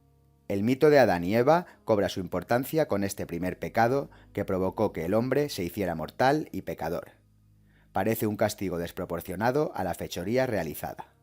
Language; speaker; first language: Spanish; native; Spanish